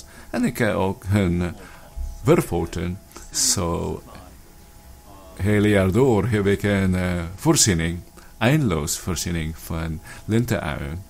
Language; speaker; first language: Dutch; non-native, learner; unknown